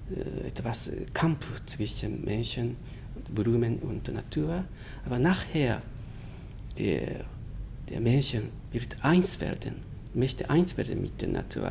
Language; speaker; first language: German; non-native, learner; Japanese